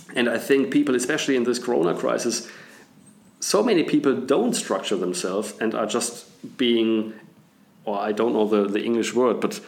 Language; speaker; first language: English; non-native, fluent; German